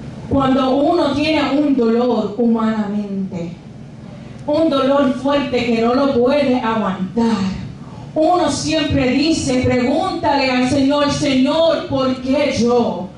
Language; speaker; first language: Spanish; early bilingual, other home language; English